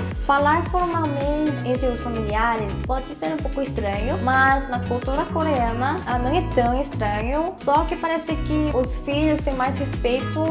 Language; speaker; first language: Portuguese; non-native, fluent; Korean